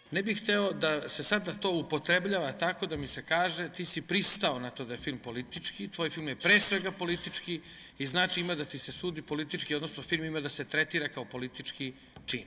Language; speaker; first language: Serbian; native; Serbian